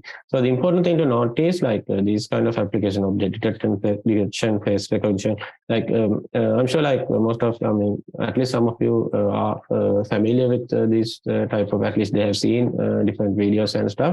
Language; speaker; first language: English; non-native, local second language; Sinhala